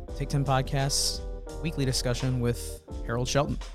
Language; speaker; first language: English; native; English